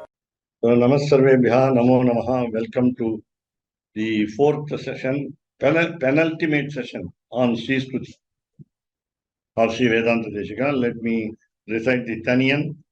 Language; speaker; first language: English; non-native, local second language; Tamil